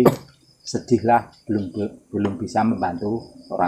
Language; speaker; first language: Indonesian; non-native, local second language; Javanese